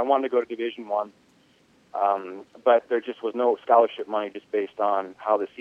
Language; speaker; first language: English; native; English